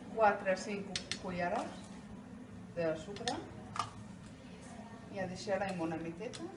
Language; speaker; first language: Catalan; non-native, learner; Arabic